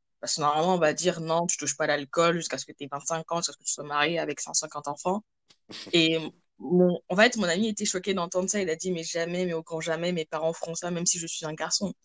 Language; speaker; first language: French; early bilingual, other home language; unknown